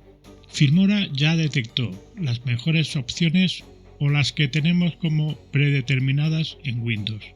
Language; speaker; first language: Spanish; native; Spanish